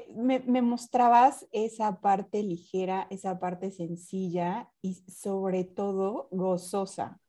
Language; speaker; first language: Spanish; native; Spanish